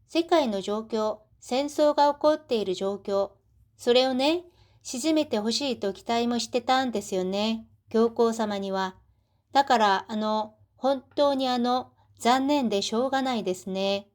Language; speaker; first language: Japanese; non-native, fluent; Korean